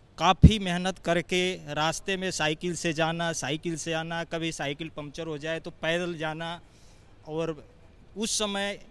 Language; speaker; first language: Hindi; native; Hindi